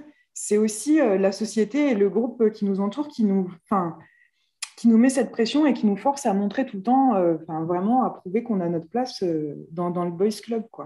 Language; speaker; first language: French; native; French